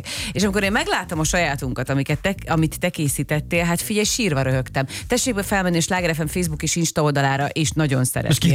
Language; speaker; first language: Hungarian; native; Hungarian